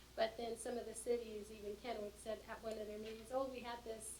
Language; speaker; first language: English; native; English